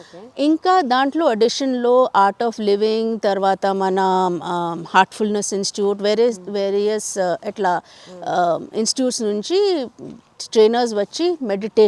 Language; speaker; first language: Telugu; non-native, fluent; Hindi